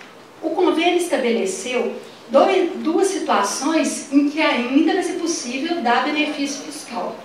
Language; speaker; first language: Portuguese; native; Portuguese